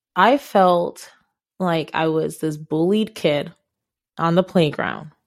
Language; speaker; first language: English; non-native, local second language; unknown